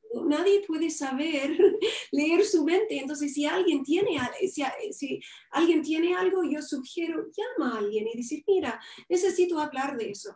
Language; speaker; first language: Spanish; non-native, fluent; English